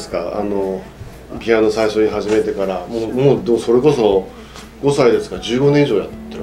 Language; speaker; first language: Japanese; native; Japanese